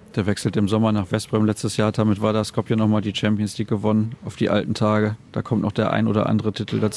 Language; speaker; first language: German; native; German